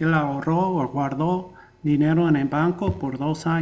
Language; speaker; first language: Spanish; non-native, fluent; English